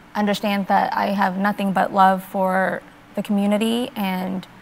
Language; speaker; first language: English; early bilingual, other home language; Vietnamese